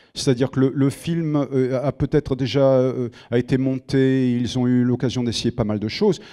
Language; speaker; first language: French; native; French